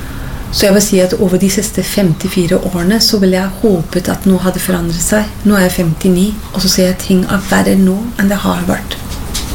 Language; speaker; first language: Norwegian; non-native, fluent; English